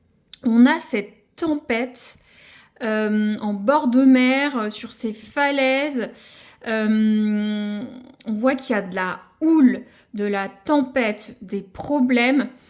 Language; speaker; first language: French; native; French